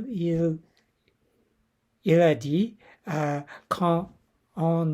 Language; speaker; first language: French; non-native, learner; English